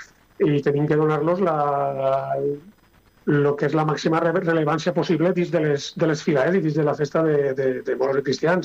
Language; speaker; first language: Catalan; native; Catalan